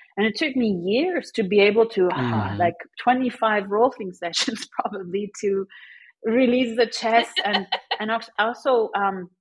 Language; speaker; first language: English; early bilingual, other home language; Persian